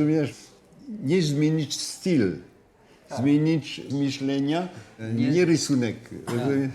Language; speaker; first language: Polish; non-native, learner; French